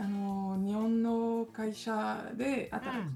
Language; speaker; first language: Japanese; non-native, learner; French